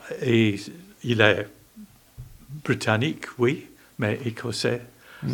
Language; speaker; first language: French; non-native, learner; English